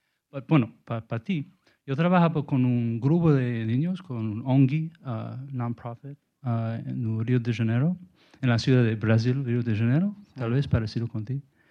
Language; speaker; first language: Spanish; non-native, learner; English